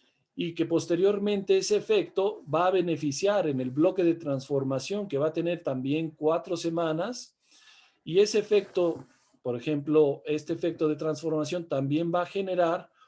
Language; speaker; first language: Spanish; native; Spanish